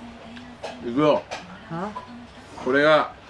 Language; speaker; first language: Japanese; native; Japanese